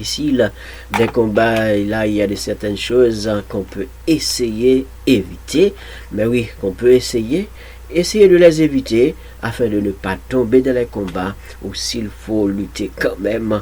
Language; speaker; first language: French; non-native, local second language; Haitian Creole